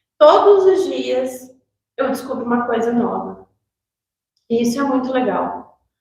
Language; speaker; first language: Portuguese; native; Portuguese